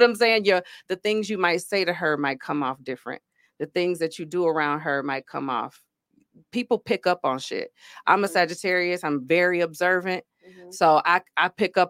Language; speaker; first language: English; native; English